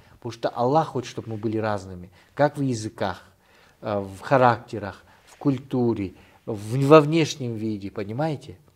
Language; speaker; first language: Russian; non-native, local second language; Kyrgyz